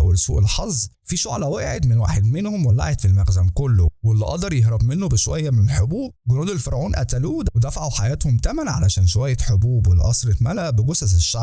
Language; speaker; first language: Arabic; native; Arabic